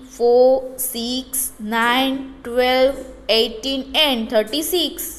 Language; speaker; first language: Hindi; non-native, local second language; Gujarati